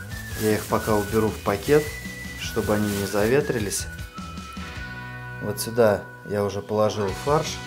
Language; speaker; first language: Russian; native; Russian